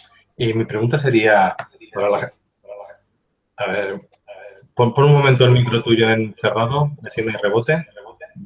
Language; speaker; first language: Spanish; native; Spanish